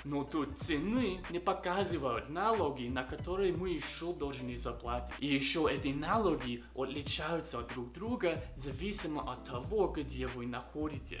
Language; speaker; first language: Russian; non-native, fluent; English